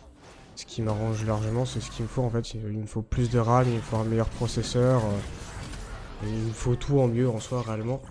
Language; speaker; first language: French; native; French